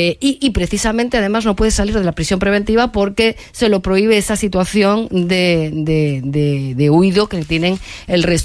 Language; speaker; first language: Spanish; native; Spanish